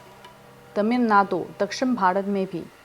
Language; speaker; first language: Hindi; non-native, fluent; Chinese